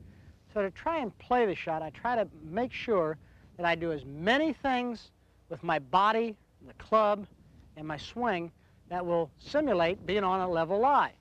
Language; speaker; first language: English; native; English